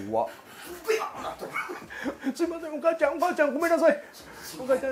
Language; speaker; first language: Japanese; native; Japanese